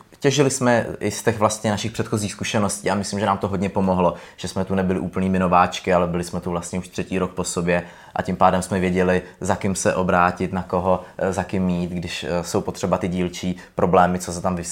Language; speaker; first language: Czech; native; Czech